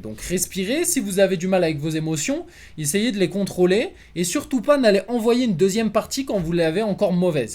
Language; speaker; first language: French; native; French